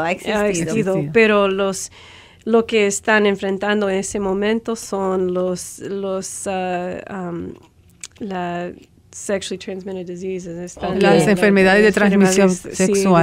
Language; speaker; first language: Spanish; non-native, fluent; English